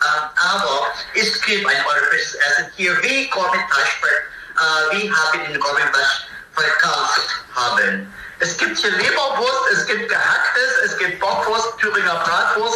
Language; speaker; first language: German; non-native, learner; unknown